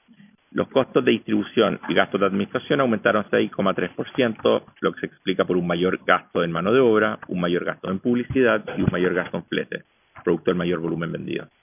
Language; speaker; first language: Spanish; native; Spanish